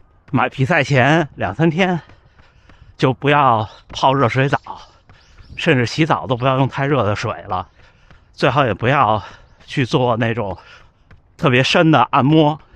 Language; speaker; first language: Chinese; native; Chinese